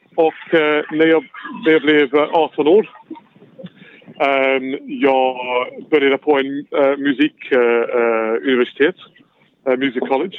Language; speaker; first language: Swedish; non-native, fluent; English